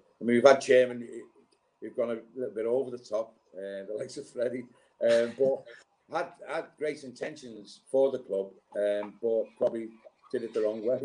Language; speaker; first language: English; native; English